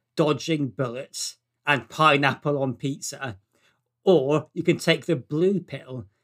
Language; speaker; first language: English; native; English